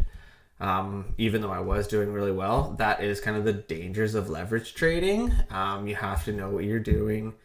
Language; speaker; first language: English; native; English